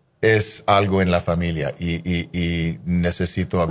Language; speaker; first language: Spanish; non-native, fluent; English